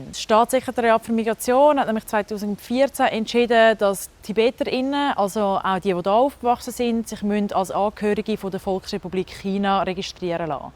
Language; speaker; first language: German; native; German